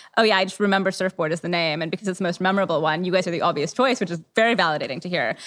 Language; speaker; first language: English; native; English